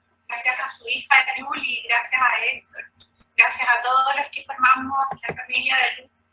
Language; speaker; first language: Spanish; native; Spanish